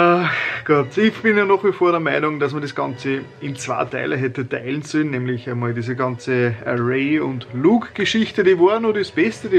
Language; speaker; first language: German; native; German